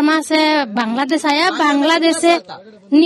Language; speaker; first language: Hindi; non-native, learner; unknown